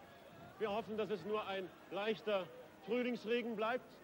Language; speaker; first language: German; native; German